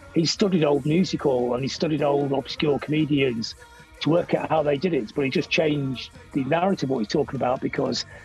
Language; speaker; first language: English; native; English